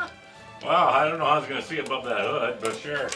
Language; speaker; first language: English; native; English